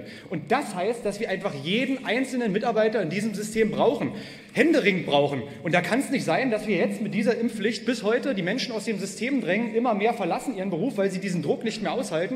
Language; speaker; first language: German; native; German